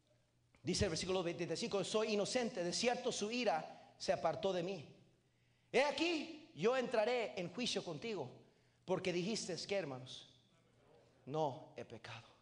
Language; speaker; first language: Spanish; native; Spanish